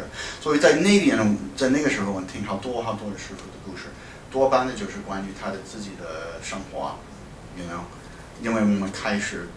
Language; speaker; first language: Chinese; non-native, fluent; English